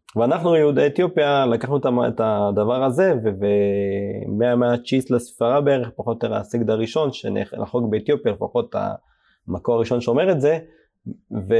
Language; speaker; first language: Hebrew; early bilingual, other home language; Amharic